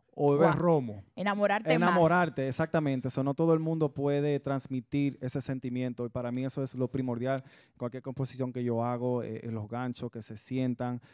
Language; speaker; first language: Spanish; early bilingual, heritage; Spanish